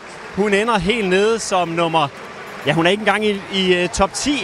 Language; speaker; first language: Danish; native; Danish